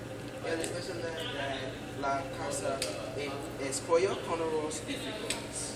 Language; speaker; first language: Spanish; non-native, learner; English